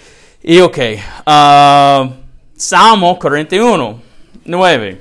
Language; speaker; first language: Spanish; non-native, learner; English